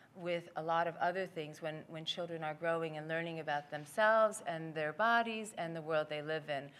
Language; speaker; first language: English; native; English